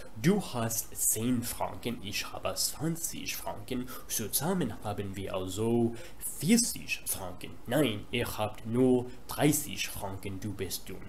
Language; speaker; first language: German; non-native, fluent; English